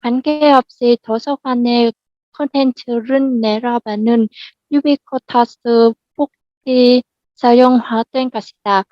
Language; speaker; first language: Korean; non-native, learner; Vietnamese